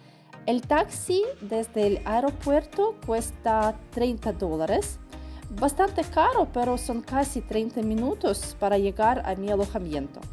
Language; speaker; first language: Spanish; non-native, fluent; Russian